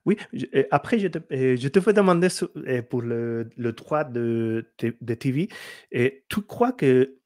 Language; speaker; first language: French; non-native, learner; Spanish